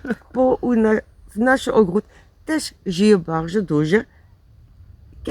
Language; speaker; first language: Polish; non-native, learner; Dutch